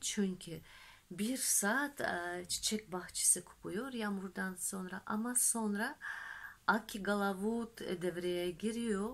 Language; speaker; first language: Turkish; non-native, fluent; Russian